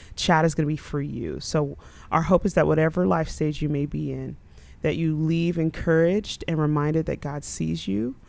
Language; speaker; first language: English; early bilingual, other home language; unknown